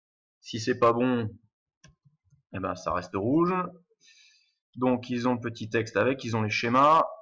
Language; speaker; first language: French; native; French